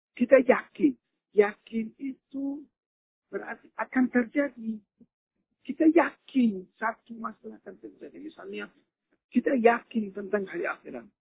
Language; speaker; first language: Indonesian; non-native, fluent; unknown